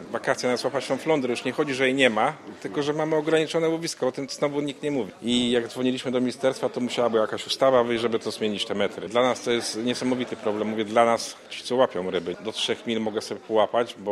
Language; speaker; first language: Polish; native; Polish